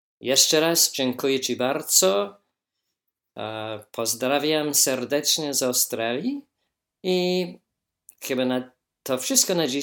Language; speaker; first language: Polish; non-native, learner; English